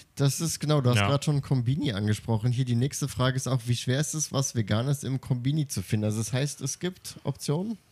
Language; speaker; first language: German; native; German